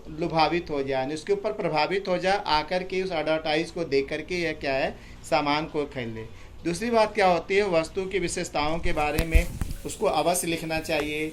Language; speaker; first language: Hindi; native; Hindi